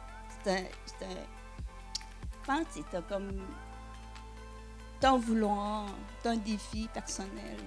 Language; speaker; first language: French; non-native, fluent; Vietnamese